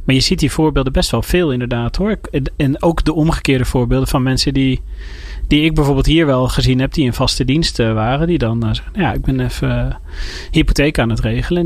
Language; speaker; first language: Dutch; native; Dutch